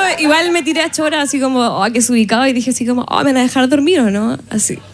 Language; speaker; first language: Spanish; native; Spanish